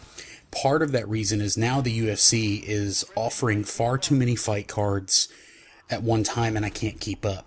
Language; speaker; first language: English; native; English